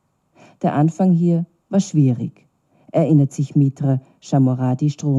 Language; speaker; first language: German; native; German